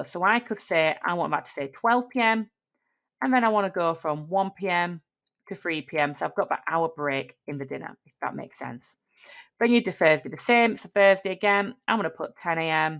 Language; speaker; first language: English; native; English